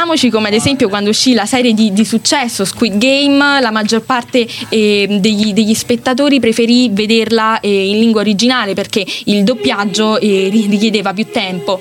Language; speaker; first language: Italian; native; Italian